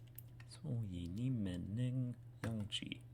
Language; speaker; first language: Chinese; non-native, learner; English